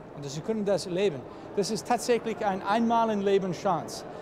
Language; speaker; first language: German; non-native, fluent; English